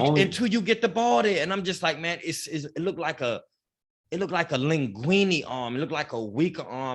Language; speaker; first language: English; native; English